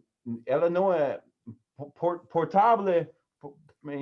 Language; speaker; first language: Portuguese; non-native, learner; English